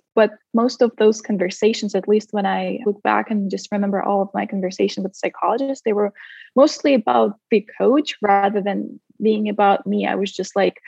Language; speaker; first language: English; non-native, fluent; Russian